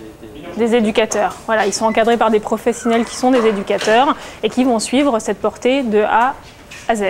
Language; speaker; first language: French; native; French